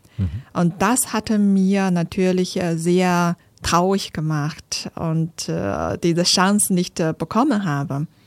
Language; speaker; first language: German; non-native, fluent; Chinese